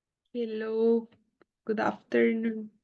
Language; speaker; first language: English; non-native, learner; Spanish